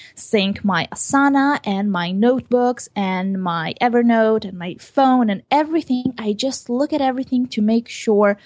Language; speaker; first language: English; early bilingual, other home language; Hebrew